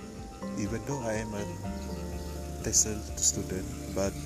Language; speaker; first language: English; non-native, local second language; Malay